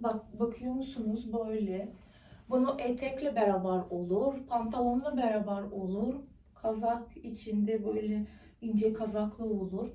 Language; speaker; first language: Turkish; non-native, fluent; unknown